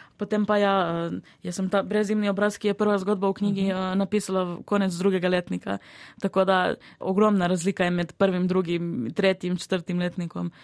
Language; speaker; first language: Slovenian; early bilingual, other home language; Serbian